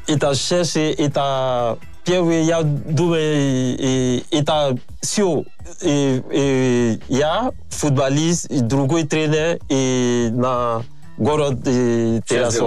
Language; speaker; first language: Russian; non-native, learner; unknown